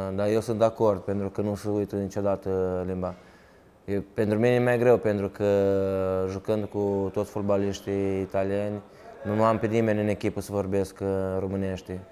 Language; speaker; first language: Romanian; early bilingual, heritage; Romanian